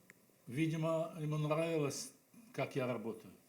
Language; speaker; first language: Russian; native; Russian